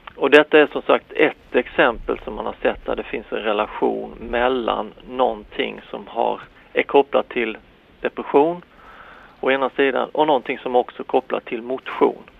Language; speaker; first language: Swedish; native; Swedish